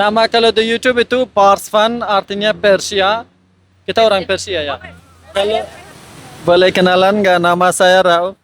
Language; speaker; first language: Indonesian; non-native, fluent; Persian